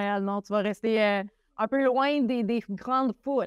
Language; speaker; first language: French; native; French